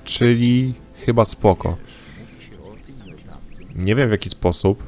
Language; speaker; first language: Polish; native; Polish